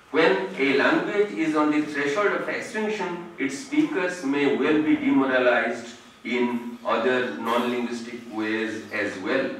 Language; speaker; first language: English; non-native, local second language; Odia